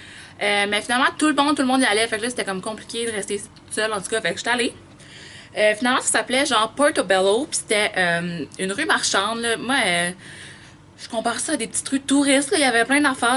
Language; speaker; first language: French; native; French